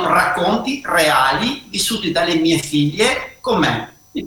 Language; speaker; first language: Italian; native; Italian